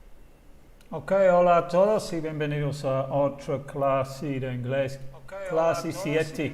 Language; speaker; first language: Spanish; non-native, fluent; English